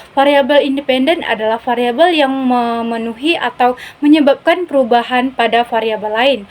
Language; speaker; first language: Indonesian; native; Indonesian